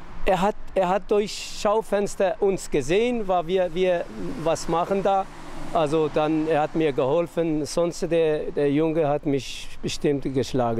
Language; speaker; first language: German; non-native, learner; Turkish